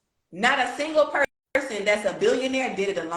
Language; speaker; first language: English; native; English